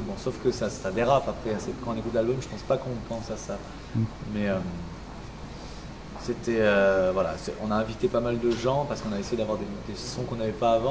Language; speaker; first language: French; native; French